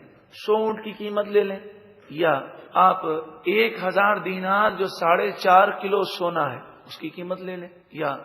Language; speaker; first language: Urdu; native; Urdu